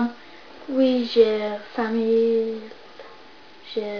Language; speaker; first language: French; non-native, learner; English